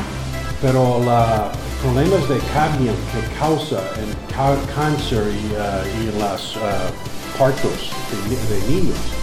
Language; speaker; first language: Spanish; non-native, learner; English